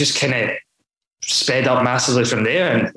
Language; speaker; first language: English; native; English